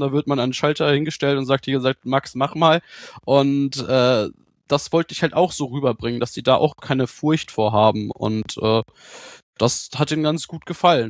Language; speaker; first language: German; native; German